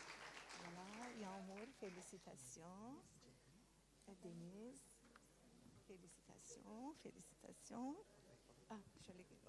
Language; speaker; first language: French; non-native, fluent; Turkish